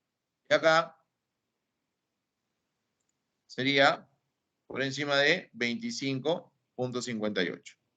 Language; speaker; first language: Spanish; native; Spanish